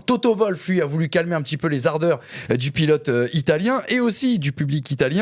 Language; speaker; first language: French; native; French